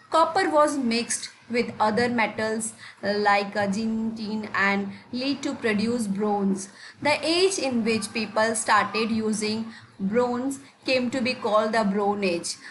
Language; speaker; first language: English; non-native, local second language; Hindi